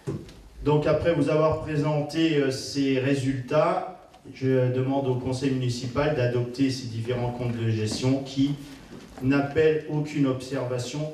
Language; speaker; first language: French; native; French